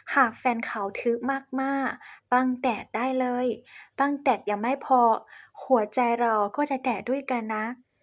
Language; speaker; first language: Thai; non-native, fluent; Chinese